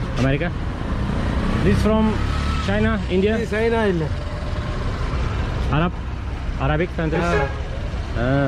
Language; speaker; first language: English; non-native, learner; Ukrainian